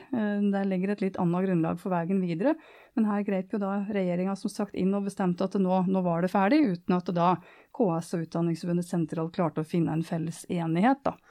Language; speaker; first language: Norwegian; native; Norwegian